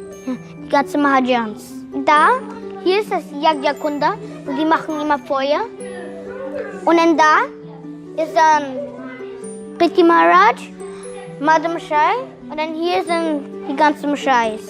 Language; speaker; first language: German; early bilingual, heritage; German